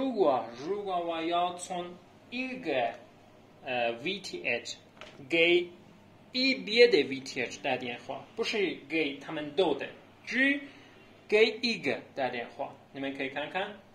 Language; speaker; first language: Chinese; non-native, learner; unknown